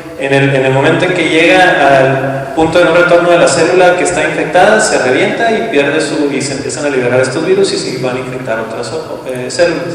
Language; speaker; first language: Spanish; native; Spanish